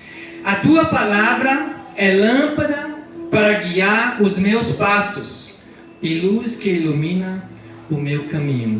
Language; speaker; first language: Portuguese; non-native, fluent; German